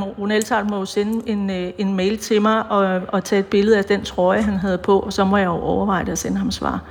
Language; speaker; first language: Danish; native; Danish